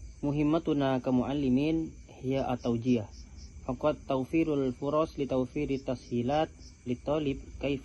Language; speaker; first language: Arabic; non-native, learner; Indonesian